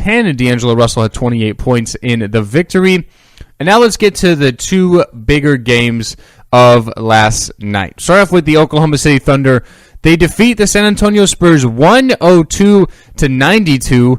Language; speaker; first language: English; native; English